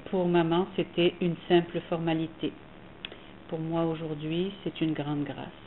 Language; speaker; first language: French; native; French